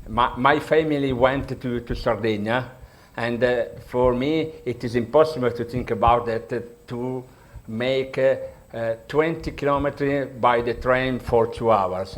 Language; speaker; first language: English; non-native, learner; Italian